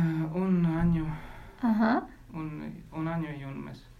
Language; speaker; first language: Spanish; non-native, learner; Ukrainian